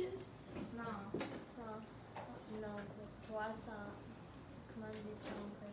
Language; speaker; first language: French; non-native, learner; English